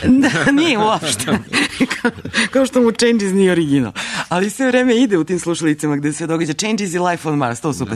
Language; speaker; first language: Serbian; native; Serbian